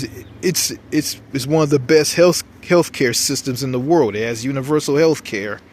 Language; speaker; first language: English; native; English